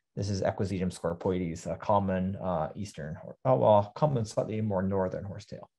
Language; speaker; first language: English; native; English